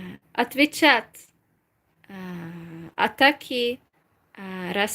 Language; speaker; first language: Russian; non-native, learner; Hungarian